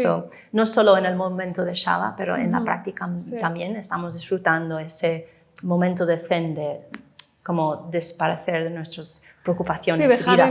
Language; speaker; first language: Spanish; non-native, fluent; English